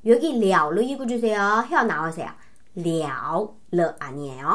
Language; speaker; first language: Korean; non-native, fluent; Chinese